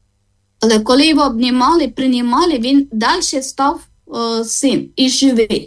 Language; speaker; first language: Ukrainian; non-native, learner; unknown